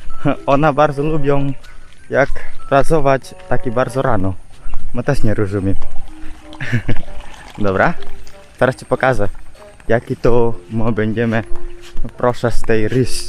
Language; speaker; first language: Polish; non-native, learner; Balinese